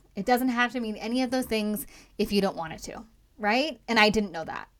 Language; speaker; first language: English; native; English